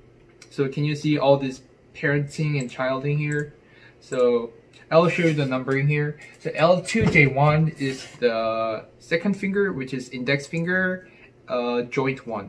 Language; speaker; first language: English; non-native, fluent; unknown